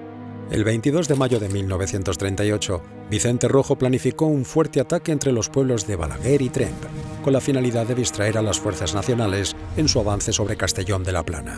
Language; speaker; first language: Spanish; native; Spanish